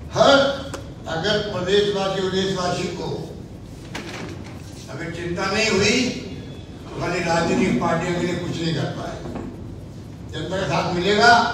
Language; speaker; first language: Hindi; native; Hindi